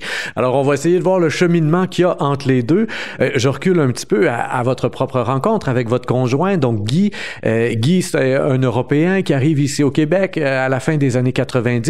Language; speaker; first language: French; native; French